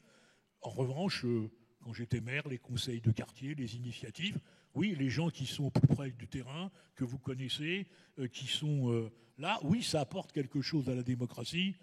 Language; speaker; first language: French; native; French